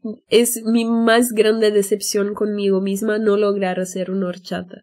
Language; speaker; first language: Spanish; non-native, fluent; Portuguese